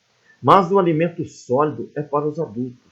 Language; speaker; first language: Portuguese; native; Portuguese